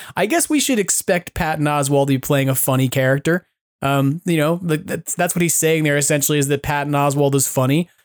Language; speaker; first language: English; native; English